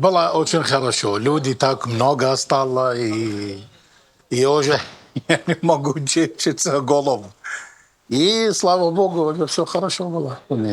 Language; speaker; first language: Russian; non-native, learner; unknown